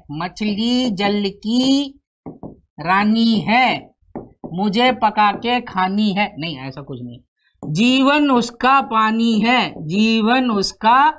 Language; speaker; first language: Hindi; native; Hindi